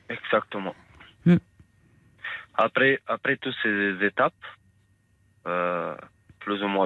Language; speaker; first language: French; non-native, fluent; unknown